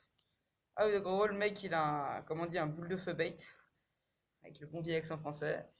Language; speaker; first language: French; native; French